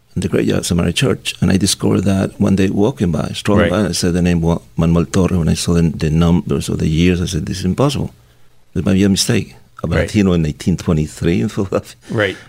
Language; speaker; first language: English; non-native, fluent; Spanish